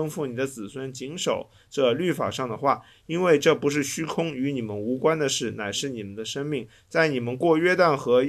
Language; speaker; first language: Chinese; native; Chinese